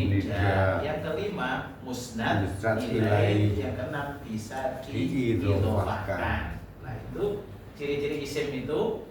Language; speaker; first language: Indonesian; native; Indonesian